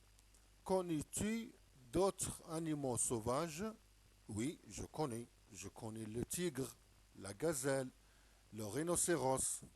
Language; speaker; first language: French; non-native, local second language; Arabic